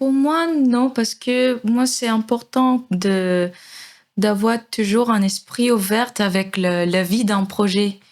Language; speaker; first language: French; non-native, fluent; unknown